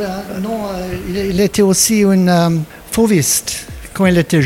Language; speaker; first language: French; non-native, learner; English